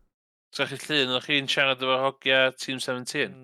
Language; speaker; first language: Welsh; native; Welsh